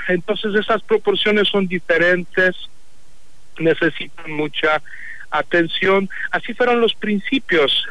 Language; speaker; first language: Spanish; non-native, fluent; Polish